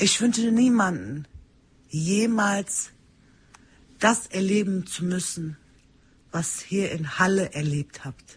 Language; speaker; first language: German; early bilingual, other home language; Turkish